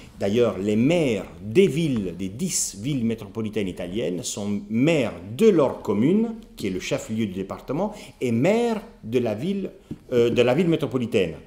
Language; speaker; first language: French; non-native, fluent; Italian